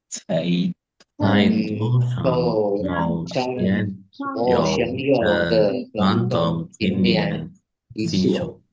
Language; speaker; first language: Chinese; non-native, learner; Sinhala